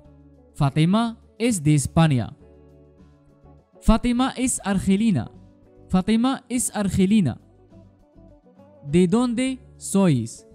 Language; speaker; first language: Spanish; non-native, fluent; Arabic